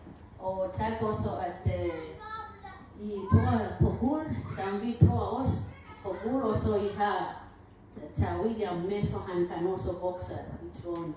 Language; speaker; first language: Danish; non-native, learner; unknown